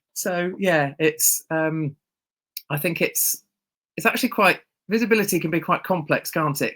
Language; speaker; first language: English; native; English